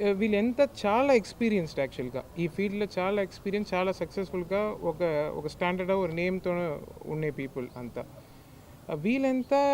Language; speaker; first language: Telugu; non-native, learner; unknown